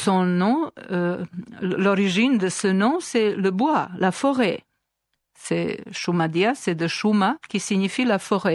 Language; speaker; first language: French; non-native, fluent; Serbian